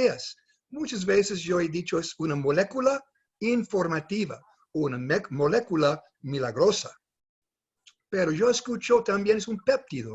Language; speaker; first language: Spanish; non-native, fluent; English